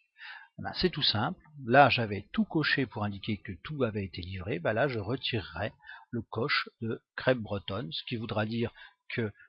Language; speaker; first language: French; native; French